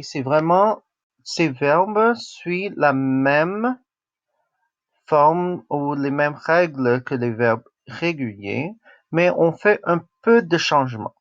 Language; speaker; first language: French; non-native, local second language; English